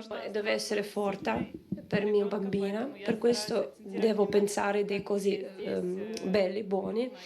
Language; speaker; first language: Italian; non-native, learner; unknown